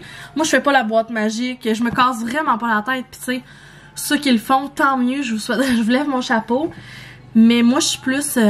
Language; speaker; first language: French; native; French